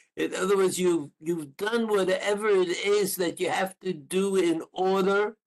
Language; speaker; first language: English; native; English